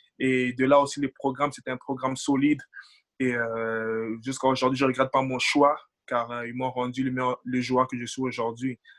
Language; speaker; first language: French; early bilingual, other home language; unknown